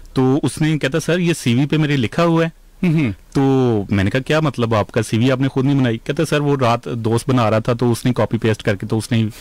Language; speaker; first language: Urdu; native; Urdu